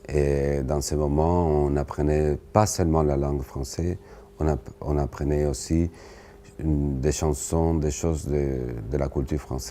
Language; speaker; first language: French; non-native, fluent; Spanish